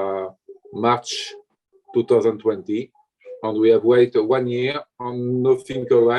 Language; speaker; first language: English; non-native, learner; French